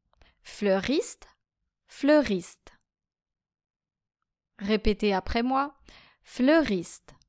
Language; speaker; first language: French; native; French